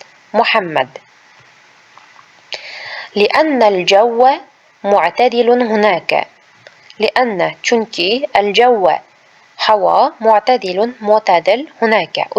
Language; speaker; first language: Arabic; non-native, fluent; Uzbek